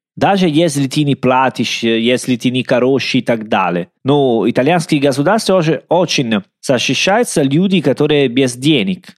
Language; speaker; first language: Russian; non-native, learner; Italian